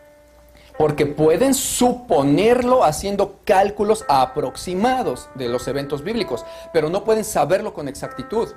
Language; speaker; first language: Spanish; native; Spanish